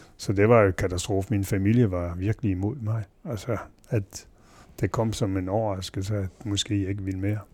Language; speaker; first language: Danish; non-native, fluent; French